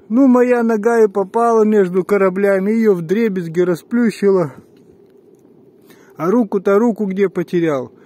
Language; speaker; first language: Russian; native; Russian